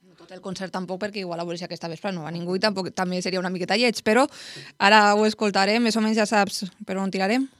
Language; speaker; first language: Catalan; native; Catalan